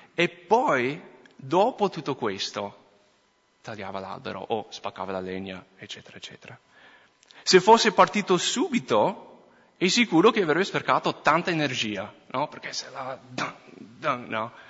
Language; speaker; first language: Italian; non-native, fluent; English